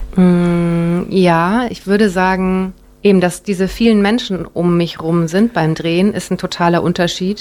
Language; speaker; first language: German; native; German